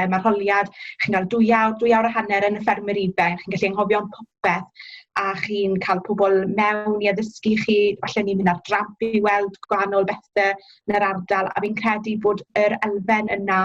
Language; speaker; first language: Welsh; native; Welsh